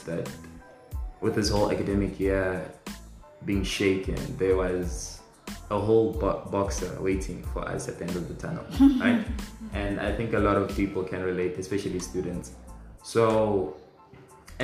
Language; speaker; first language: English; non-native, local second language; Tswana